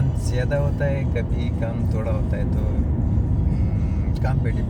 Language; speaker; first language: Hindi; non-native, local second language; Pashto